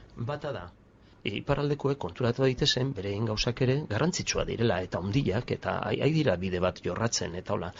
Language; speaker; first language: Basque; non-native, local second language; Spanish